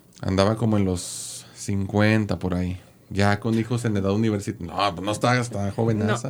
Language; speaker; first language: Spanish; native; Spanish